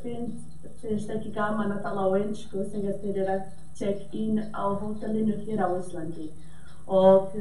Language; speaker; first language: Icelandic; non-native, learner; Portuguese